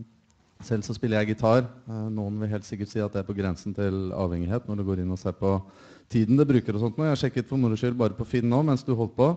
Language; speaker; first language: Norwegian; native; Norwegian